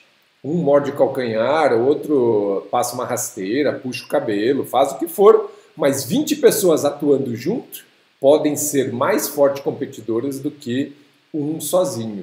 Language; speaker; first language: Portuguese; native; Portuguese